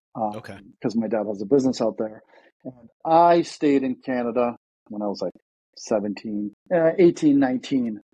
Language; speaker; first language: English; early bilingual, other home language; Russian